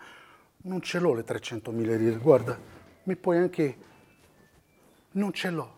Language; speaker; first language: Italian; non-native, fluent; Riffian